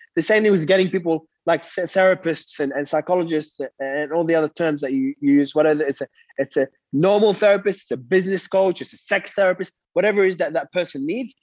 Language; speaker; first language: English; early bilingual, other home language; Arabic